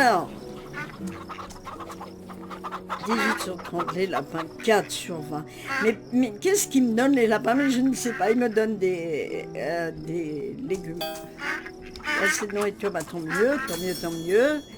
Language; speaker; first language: French; native; French